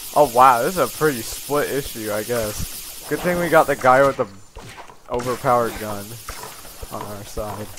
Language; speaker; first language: English; native; English